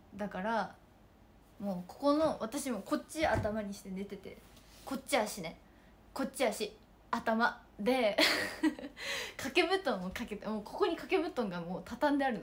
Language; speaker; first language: Japanese; native; Japanese